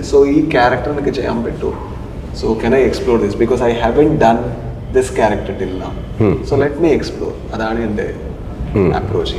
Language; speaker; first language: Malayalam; non-native, fluent; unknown